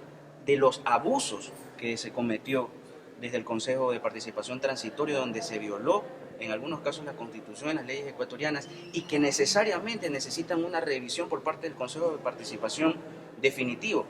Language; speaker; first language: Spanish; native; Spanish